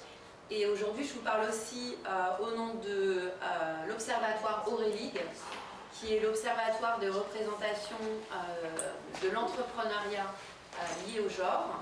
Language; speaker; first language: French; native; French